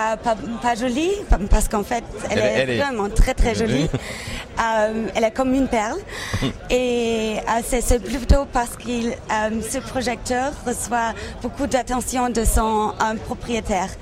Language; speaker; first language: French; non-native, local second language; Dutch